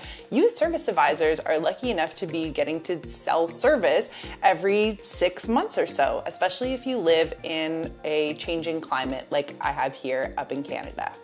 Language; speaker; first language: English; native; English